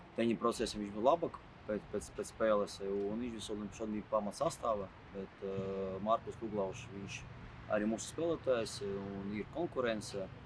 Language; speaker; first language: Latvian; non-native, local second language; Russian